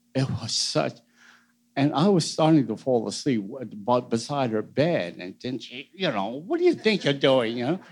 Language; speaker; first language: English; native; English